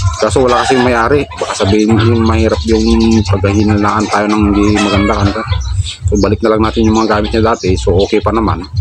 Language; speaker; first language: Filipino; non-native, local second language; Iloko